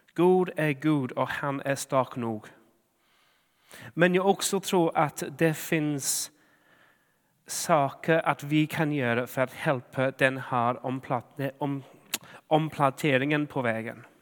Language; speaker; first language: Swedish; non-native, fluent; English